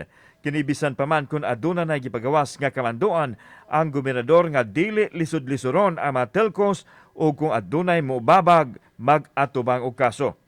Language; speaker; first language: Cebuano; native; Cebuano